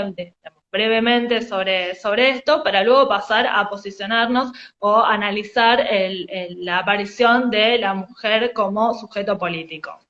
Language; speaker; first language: Spanish; native; Spanish